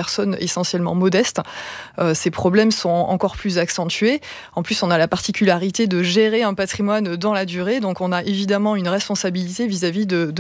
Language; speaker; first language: French; native; French